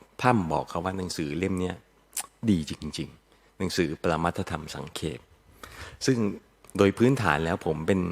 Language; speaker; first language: Thai; native; Thai